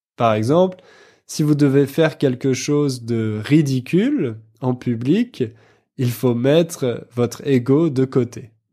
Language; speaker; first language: French; native; French